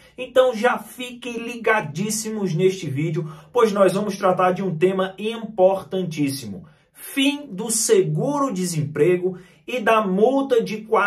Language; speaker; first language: Portuguese; native; Portuguese